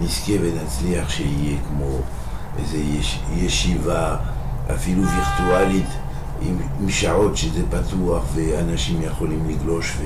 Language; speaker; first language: Hebrew; non-native, fluent; French